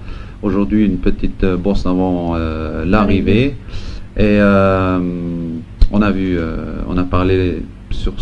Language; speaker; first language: French; non-native, local second language; Luxembourgish